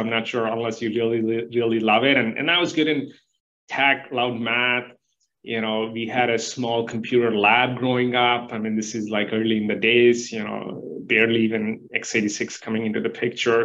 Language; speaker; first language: English; non-native, local second language; Telugu